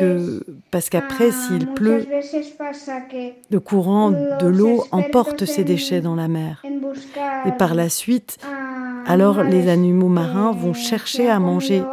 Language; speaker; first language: French; non-native, learner; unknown